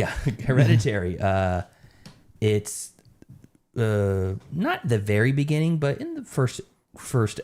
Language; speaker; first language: English; native; English